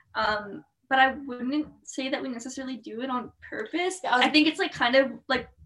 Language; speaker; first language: English; native; English